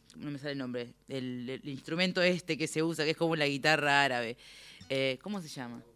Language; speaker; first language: Spanish; native; Spanish